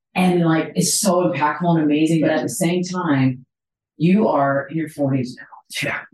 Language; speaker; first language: English; native; English